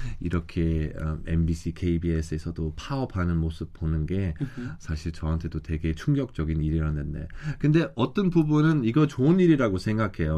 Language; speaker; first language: Korean; non-native, fluent; German